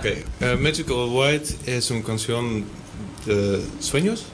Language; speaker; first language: Spanish; non-native, learner; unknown